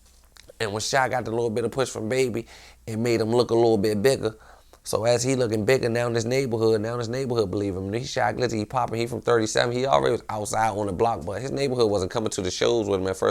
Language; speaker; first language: English; native; English